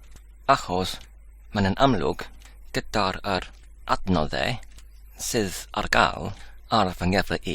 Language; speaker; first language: Welsh; non-native, learner; English